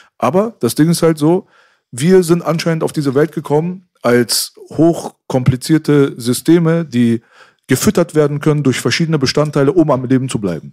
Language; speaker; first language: German; native; German